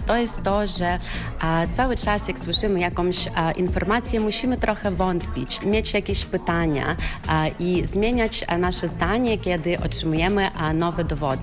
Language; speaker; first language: Polish; non-native, fluent; Ukrainian